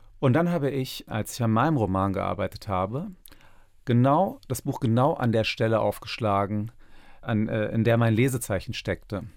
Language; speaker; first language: German; early bilingual, other home language; Turkish